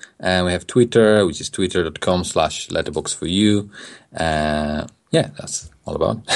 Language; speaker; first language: English; non-native, fluent; Polish